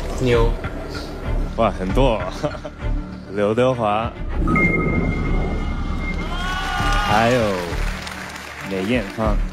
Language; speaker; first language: Chinese; non-native, local second language; Cantonese